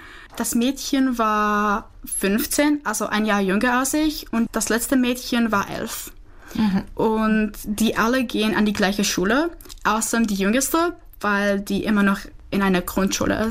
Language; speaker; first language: German; non-native, fluent; Czech